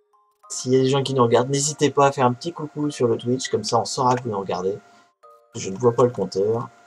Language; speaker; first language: French; native; French